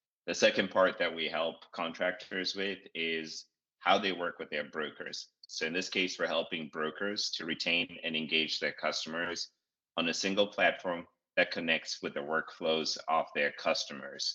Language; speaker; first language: English; non-native, local second language; Shona